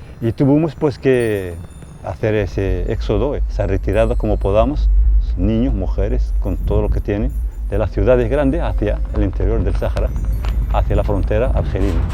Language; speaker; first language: Spanish; non-native, local second language; Arabic